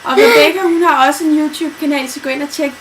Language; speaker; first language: Danish; native; Danish